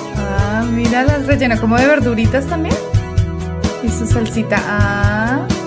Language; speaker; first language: Spanish; native; Spanish